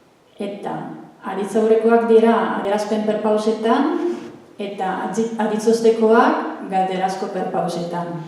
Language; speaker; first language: Basque; non-native, fluent; Italian